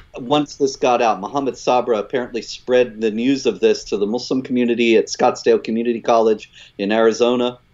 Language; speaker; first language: English; native; English